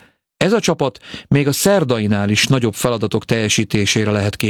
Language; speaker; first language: Hungarian; native; Hungarian